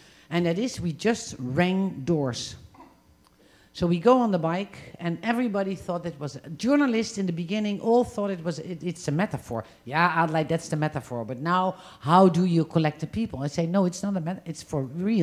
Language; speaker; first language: English; non-native, fluent; Dutch